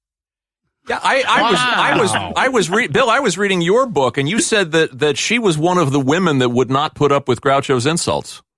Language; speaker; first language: English; native; English